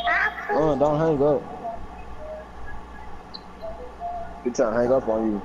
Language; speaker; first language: English; native; English